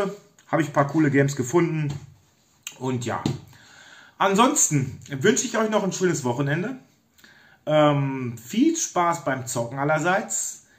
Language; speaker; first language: German; native; German